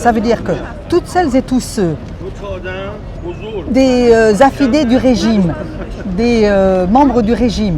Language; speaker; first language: French; native; French